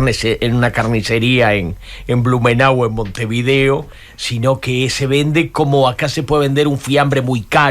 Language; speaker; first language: Spanish; native; Spanish